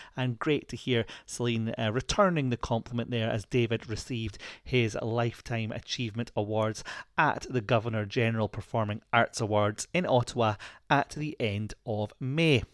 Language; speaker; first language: English; native; English